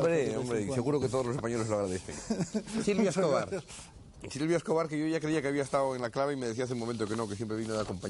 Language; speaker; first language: Spanish; native; Spanish